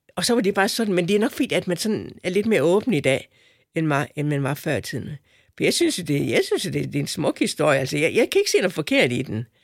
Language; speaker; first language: Danish; native; Danish